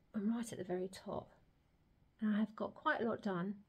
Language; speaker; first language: English; native; English